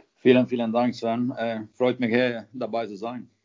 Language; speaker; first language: German; non-native, fluent; Swedish